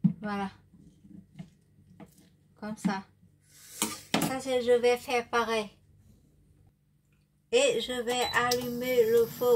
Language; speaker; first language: French; non-native, learner; Vietnamese